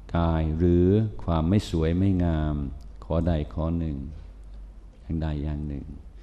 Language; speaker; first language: Thai; non-native, fluent; English